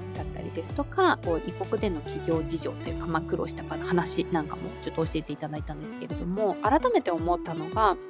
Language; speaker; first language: Japanese; native; Japanese